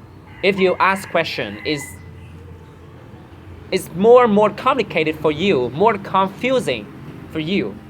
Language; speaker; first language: English; non-native, learner; Vietnamese